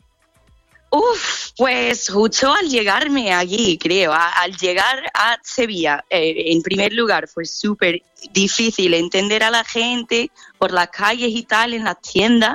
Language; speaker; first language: Spanish; non-native, fluent; English